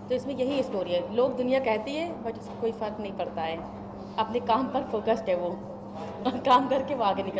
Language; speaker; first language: Hindi; native; Hindi